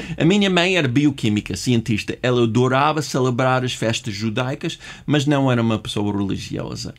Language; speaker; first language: Portuguese; non-native, fluent; English